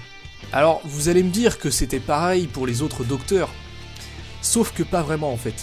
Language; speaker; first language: French; native; French